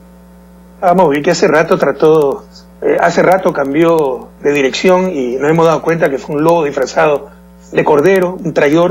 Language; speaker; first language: Spanish; native; Spanish